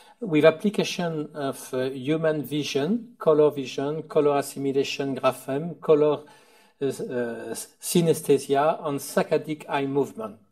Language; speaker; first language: English; non-native, fluent; French